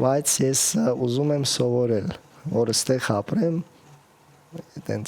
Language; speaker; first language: Armenian; early bilingual, heritage; Russian